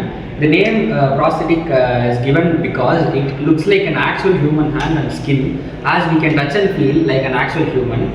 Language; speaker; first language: English; non-native, local second language; Tamil